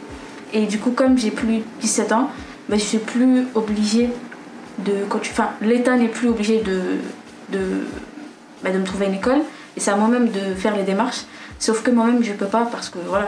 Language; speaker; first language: French; non-native, local second language; Arabic